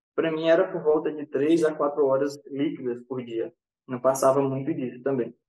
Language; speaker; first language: Portuguese; native; Portuguese